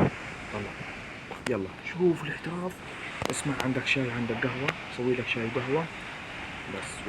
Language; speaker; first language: Arabic; native; Arabic